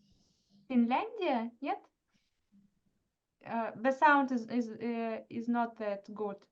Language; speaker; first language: English; non-native, fluent; Russian